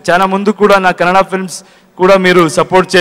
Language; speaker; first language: Telugu; non-native, learner; Kannada